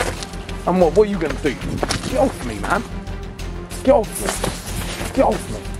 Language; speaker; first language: English; native; English